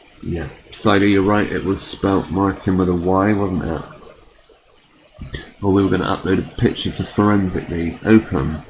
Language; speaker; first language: English; native; English